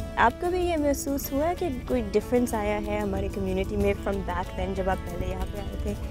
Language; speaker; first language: Hindi; early bilingual, heritage; Urdu